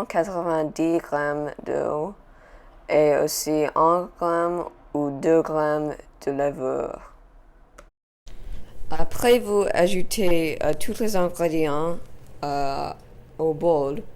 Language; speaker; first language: French; non-native, learner; English